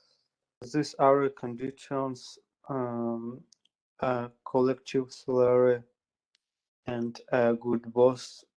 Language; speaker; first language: English; non-native, learner; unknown